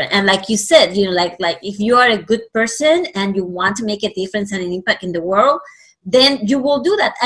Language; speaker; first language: English; non-native, fluent; Spanish